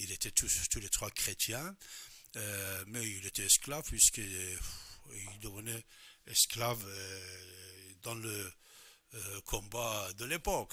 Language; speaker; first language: French; non-native, fluent; Persian